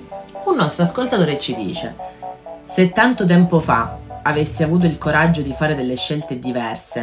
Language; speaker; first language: Italian; native; Italian